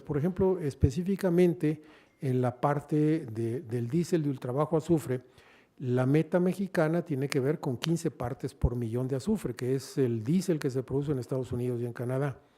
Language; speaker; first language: Spanish; native; Spanish